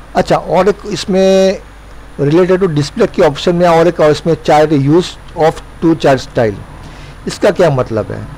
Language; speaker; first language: Hindi; non-native, local second language; Gujarati